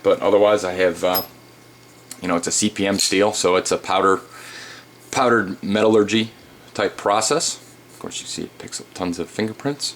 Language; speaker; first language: English; native; English